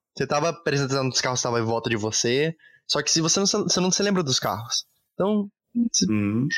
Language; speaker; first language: Portuguese; native; Portuguese